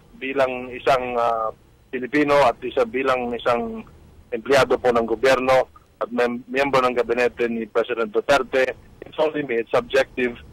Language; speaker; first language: Filipino; non-native, local second language; Cebuano